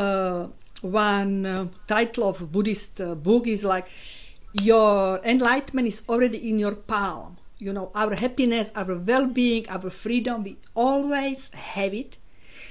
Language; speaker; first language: English; non-native, fluent; Slovak